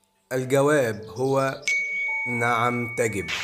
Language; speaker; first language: Arabic; native; Arabic